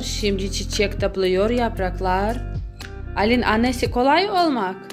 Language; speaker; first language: Turkish; non-native, learner; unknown